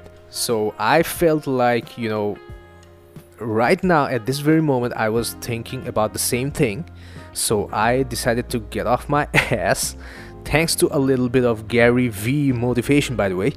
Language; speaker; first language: English; non-native, local second language; Assamese